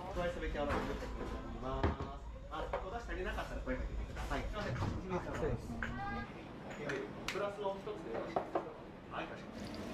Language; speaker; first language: Japanese; native; Japanese